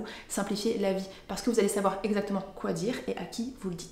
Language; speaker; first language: French; native; French